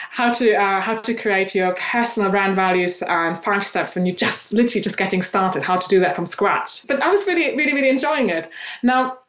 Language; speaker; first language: English; non-native, fluent; German